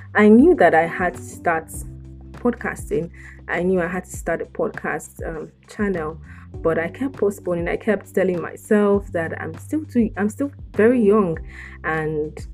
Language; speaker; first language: English; non-native, local second language; Yoruba